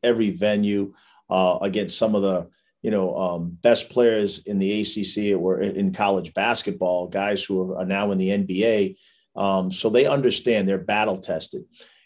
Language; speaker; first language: English; native; English